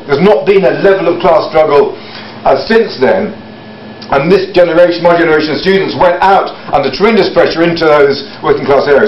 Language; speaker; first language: English; native; English